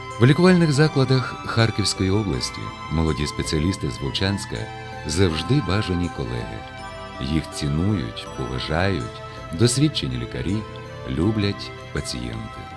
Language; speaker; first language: Ukrainian; native; Ukrainian